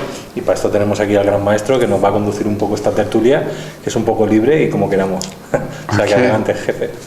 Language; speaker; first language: Spanish; native; Spanish